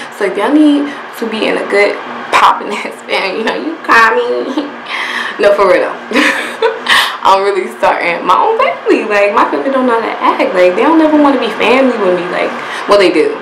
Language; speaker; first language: English; native; English